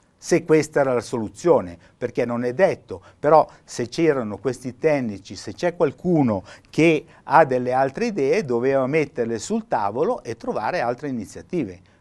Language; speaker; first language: Italian; native; Italian